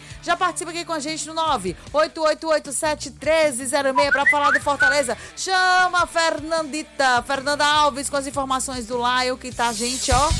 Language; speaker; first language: Portuguese; native; Portuguese